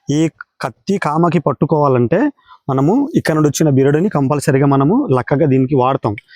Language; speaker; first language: Telugu; non-native, local second language; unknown